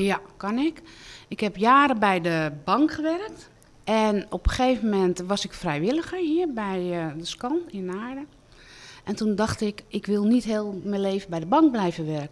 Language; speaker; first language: Dutch; native; Dutch